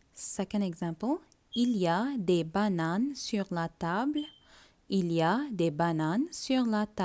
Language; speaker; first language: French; non-native, fluent; Tamil